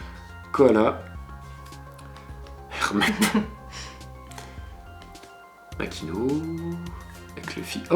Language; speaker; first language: French; native; French